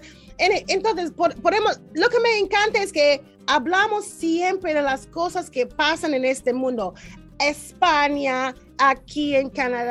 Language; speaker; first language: Spanish; non-native, learner; English